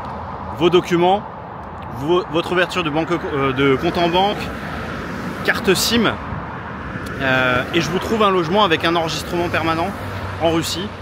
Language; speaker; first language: French; native; French